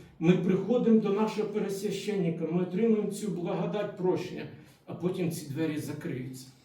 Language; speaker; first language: Ukrainian; non-native, local second language; Russian